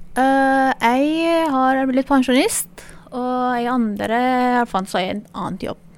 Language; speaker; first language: Norwegian; non-native, fluent; Persian